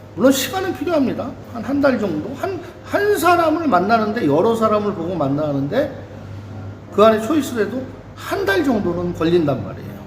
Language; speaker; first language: Korean; native; Korean